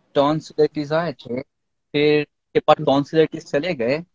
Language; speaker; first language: Hindi; non-native, local second language; Urdu